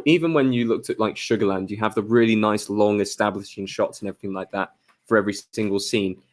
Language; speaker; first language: English; native; English